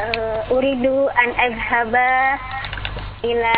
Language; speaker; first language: Arabic; non-native, learner; Indonesian